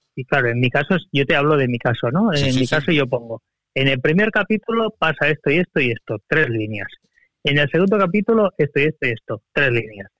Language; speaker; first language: Spanish; native; Spanish